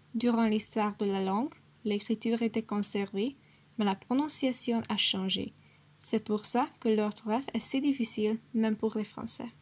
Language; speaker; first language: French; non-native, learner; Hungarian